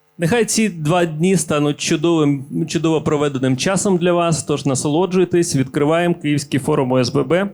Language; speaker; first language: Ukrainian; native; Ukrainian